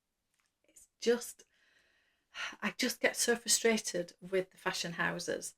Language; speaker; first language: English; native; English